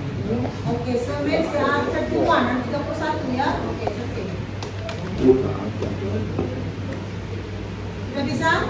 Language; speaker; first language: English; non-native, fluent; Indonesian